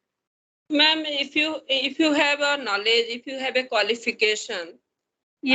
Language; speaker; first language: English; non-native, learner; Hindi